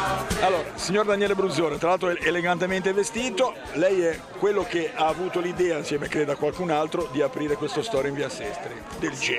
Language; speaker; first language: Italian; native; Italian